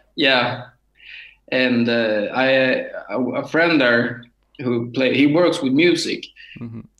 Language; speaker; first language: English; non-native, learner; Swedish